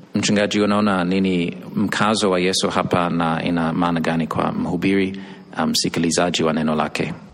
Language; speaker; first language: Swahili; non-native, fluent; English